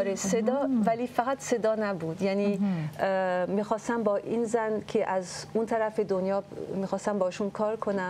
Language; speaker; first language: Persian; early bilingual, heritage; French